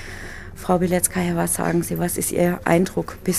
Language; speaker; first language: German; native; German